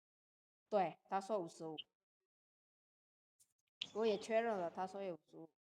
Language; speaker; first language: Chinese; non-native, fluent; Indonesian